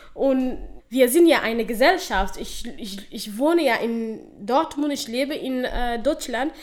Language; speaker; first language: German; non-native, fluent; Somali